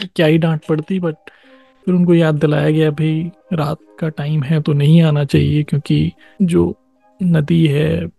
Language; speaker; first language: Hindi; native; Hindi